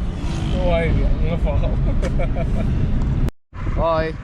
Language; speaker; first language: English; non-native, local second language; Malayalam